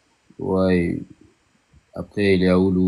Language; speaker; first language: French; non-native, learner; Arabic